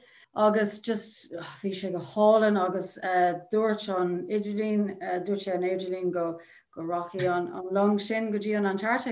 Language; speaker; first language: Irish; non-native, local second language; English